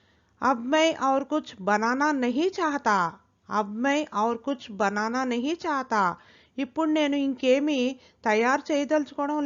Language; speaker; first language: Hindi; non-native, local second language; Telugu